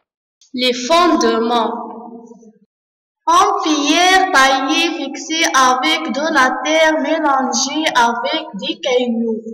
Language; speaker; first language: French; non-native, learner; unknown